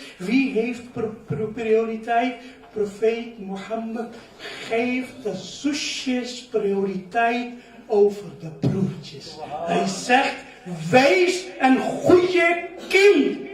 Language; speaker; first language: Dutch; non-native, learner; Urdu